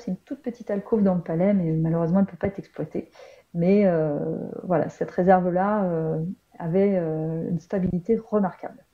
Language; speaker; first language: French; native; French